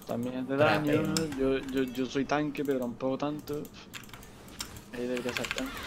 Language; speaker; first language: Spanish; native; Spanish